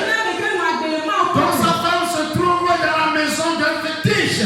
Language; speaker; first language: French; non-native, local second language; Ewe